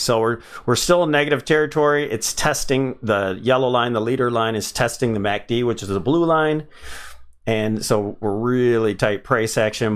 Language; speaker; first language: English; native; English